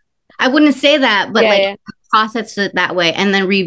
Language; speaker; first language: English; early bilingual, other home language; Spanish